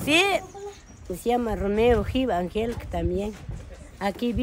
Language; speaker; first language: Spanish; non-native, local second language; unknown